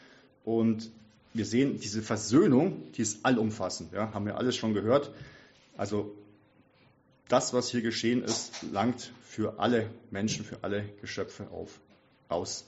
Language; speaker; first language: German; native; German